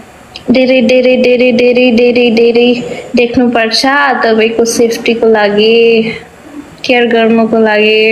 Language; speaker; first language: Nepali; non-native, learner; Hindi